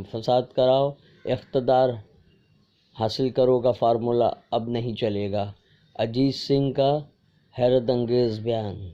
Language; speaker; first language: Urdu; native; Urdu